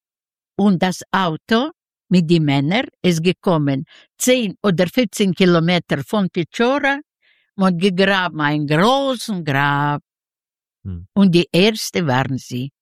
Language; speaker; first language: German; non-native, learner; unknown